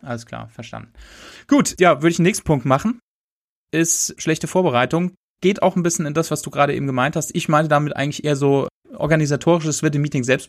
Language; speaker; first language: German; native; German